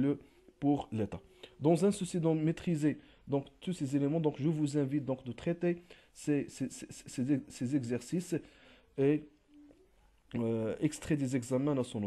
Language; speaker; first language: French; non-native, local second language; Arabic